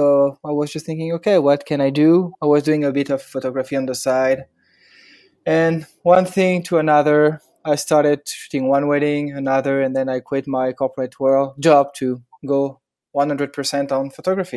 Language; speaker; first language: English; non-native, fluent; French